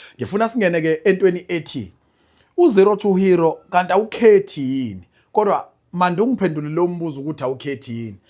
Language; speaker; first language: Zulu; native; Zulu